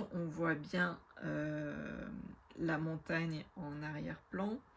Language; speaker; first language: French; native; French